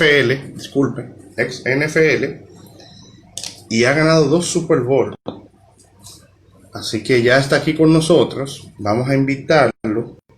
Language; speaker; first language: Spanish; native; Spanish